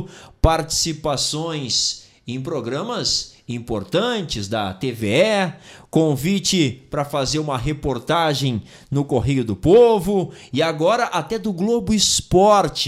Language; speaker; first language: Portuguese; native; Portuguese